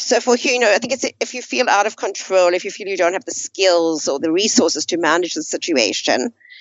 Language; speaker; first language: English; native; English